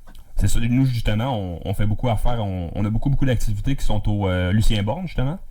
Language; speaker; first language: French; native; French